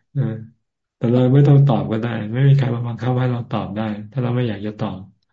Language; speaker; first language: Thai; native; Thai